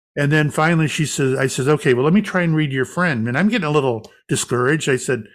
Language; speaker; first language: English; native; English